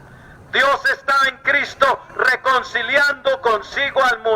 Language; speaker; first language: Spanish; native; Spanish